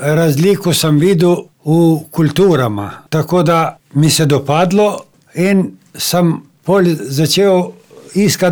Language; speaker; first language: Slovenian; non-native, fluent; Albanian